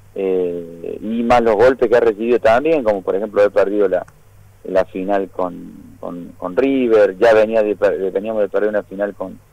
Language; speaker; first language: Spanish; native; Spanish